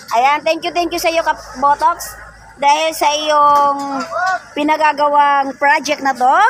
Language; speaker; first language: Filipino; non-native, local second language; Bikol